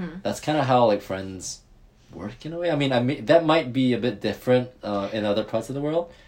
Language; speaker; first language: English; early bilingual, other home language; Japanese